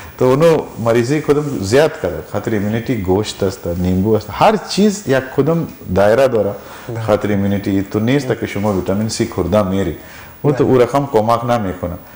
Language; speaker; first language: Persian; non-native, learner; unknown